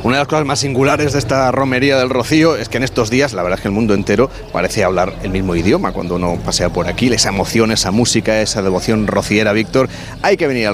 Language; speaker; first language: Spanish; native; Spanish